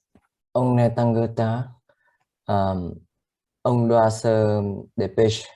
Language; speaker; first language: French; non-native, learner; Vietnamese